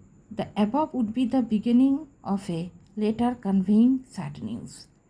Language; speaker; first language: English; non-native, local second language; Bangla